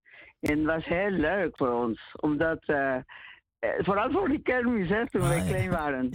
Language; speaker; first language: Dutch; non-native, learner; Spanish